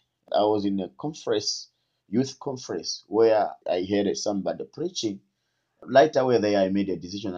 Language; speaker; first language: English; non-native, local second language; Tumbuka